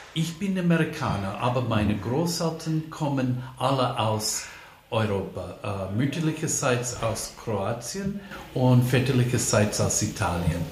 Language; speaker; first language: German; non-native, fluent; English